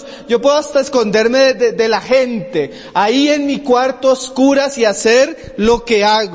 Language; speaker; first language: Spanish; native; Spanish